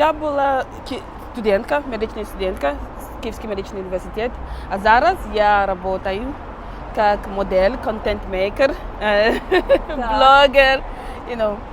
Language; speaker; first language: Ukrainian; non-native, learner; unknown